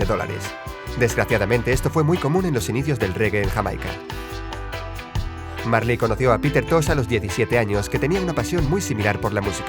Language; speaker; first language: Spanish; native; Spanish